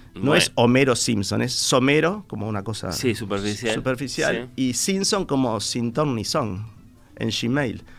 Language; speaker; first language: Spanish; native; Spanish